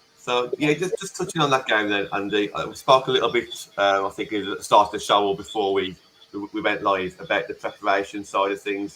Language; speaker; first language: English; native; English